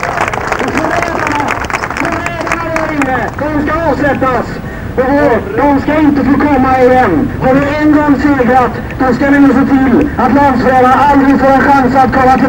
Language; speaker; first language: Swedish; native; Swedish